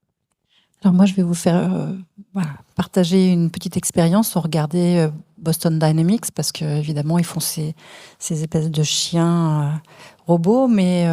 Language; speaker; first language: French; native; French